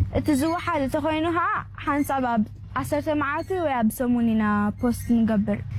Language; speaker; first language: Tigrinya; early bilingual, heritage; Tigrinya